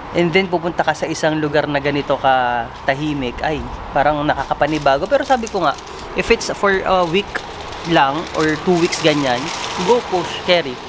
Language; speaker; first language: Filipino; native; Filipino